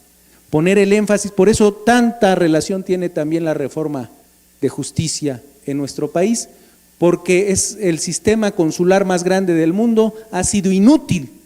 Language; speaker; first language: Spanish; native; Spanish